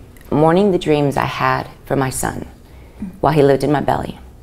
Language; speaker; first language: English; early bilingual, other home language; Spanish